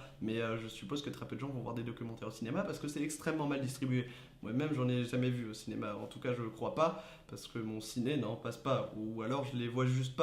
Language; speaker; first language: French; native; French